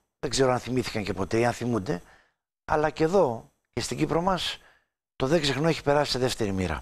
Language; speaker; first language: Greek; native; Greek